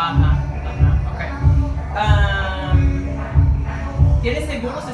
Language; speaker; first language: Spanish; non-native, learner; English